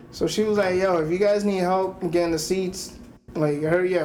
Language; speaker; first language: English; early bilingual, other home language; Spanish